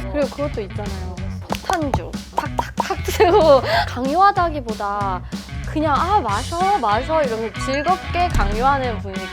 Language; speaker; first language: Korean; non-native, fluent; Burmese